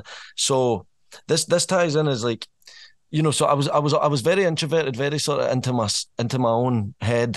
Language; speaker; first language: English; native; English